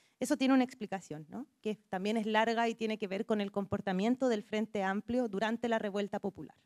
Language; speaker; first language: Spanish; native; Spanish